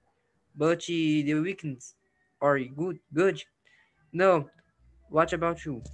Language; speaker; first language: English; non-native, learner; Portuguese